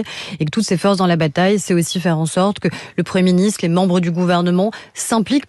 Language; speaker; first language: French; native; French